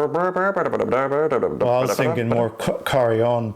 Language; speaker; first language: English; native; English